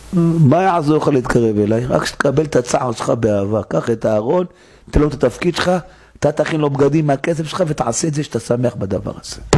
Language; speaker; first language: Hebrew; native; Hebrew